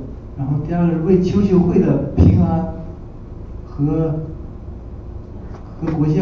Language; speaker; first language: Chinese; native; Chinese